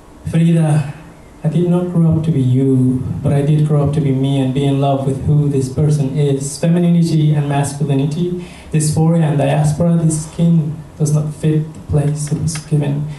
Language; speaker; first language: English; early bilingual, other home language; Spanish